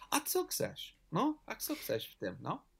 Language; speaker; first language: Polish; non-native, learner; English